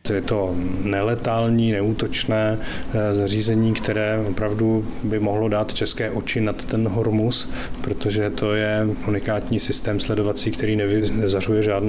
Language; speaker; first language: Czech; native; Czech